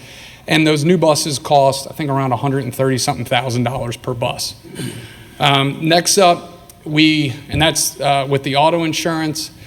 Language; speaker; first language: English; native; English